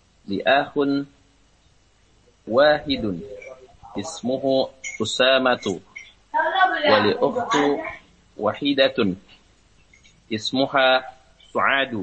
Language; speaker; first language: Arabic; non-native, learner; Indonesian